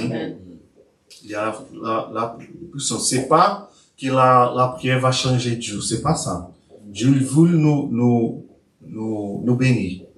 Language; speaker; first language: French; non-native, learner; Portuguese